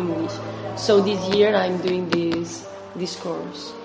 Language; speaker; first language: English; non-native, fluent; Spanish